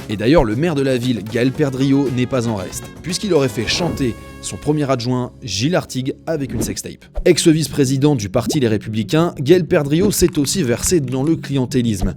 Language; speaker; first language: French; native; French